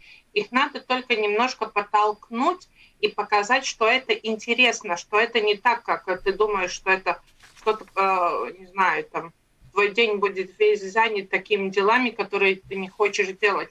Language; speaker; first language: Russian; non-native, local second language; Latvian